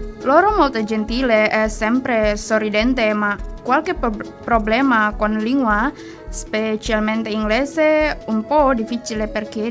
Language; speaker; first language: Italian; non-native, learner; Indonesian